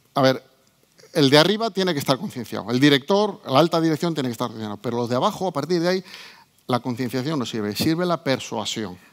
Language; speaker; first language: Spanish; native; Spanish